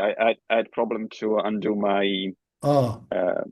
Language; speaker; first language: English; non-native, fluent; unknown